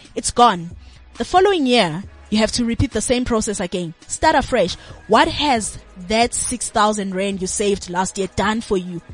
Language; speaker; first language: English; non-native, local second language; Zulu